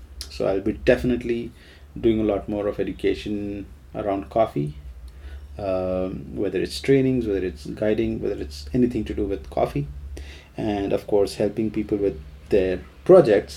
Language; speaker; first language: English; non-native, local second language; Gujarati